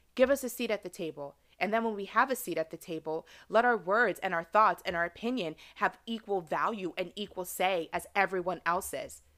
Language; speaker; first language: English; native; English